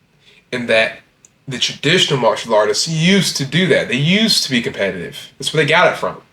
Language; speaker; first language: English; native; English